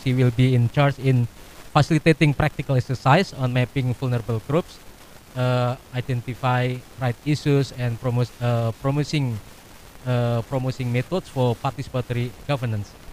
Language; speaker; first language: English; non-native, fluent; Indonesian